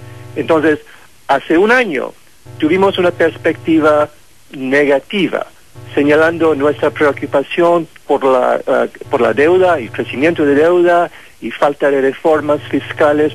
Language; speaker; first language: Spanish; non-native, fluent; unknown